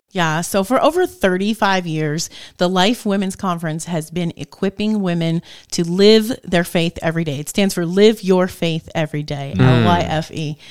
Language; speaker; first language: English; native; English